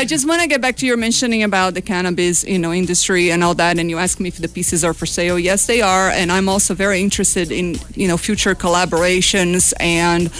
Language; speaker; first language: English; non-native, fluent; Portuguese